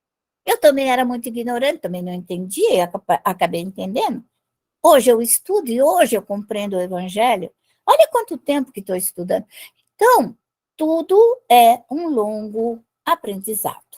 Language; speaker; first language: Portuguese; native; Portuguese